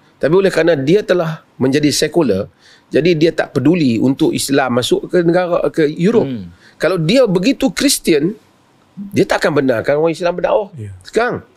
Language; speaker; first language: Malay; native; Malay